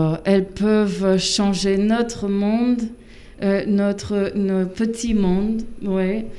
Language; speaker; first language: French; non-native, fluent; English